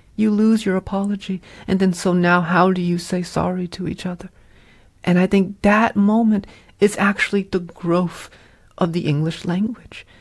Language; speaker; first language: English; early bilingual, other home language; Vietnamese